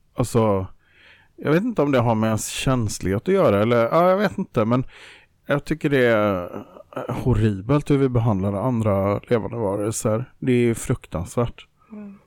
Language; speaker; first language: Swedish; native; Swedish